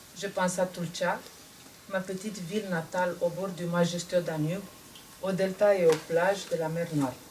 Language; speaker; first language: French; non-native, fluent; Romanian